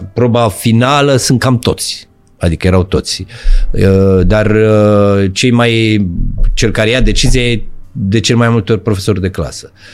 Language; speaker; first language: Romanian; native; Romanian